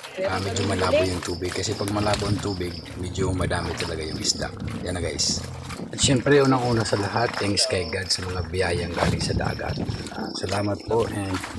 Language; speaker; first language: Filipino; non-native, local second language; Bikol